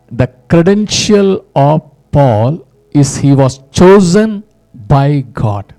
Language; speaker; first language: English; non-native, local second language; Hindi